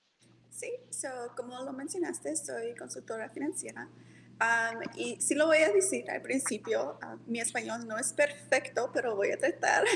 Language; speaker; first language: Spanish; early bilingual, heritage; Spanish